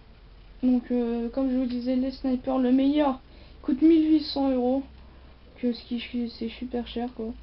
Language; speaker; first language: French; native; French